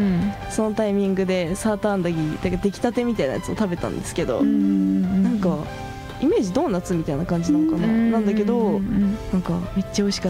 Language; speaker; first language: Japanese; native; Japanese